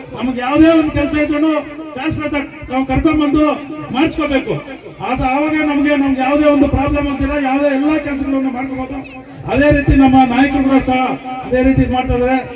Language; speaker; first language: Kannada; native; Kannada